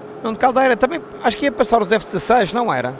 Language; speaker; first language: Portuguese; native; Portuguese